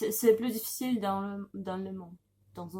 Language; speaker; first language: French; non-native, learner; Russian